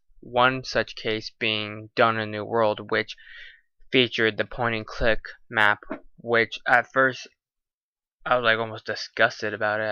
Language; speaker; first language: English; native; English